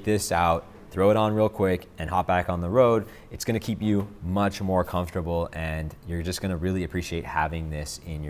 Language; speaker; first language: English; native; English